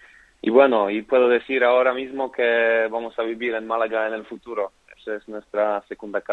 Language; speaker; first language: Spanish; non-native, fluent; Polish